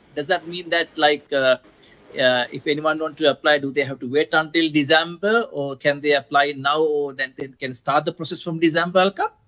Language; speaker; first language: English; non-native, local second language; Sinhala